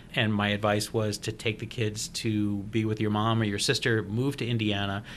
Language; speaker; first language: English; native; English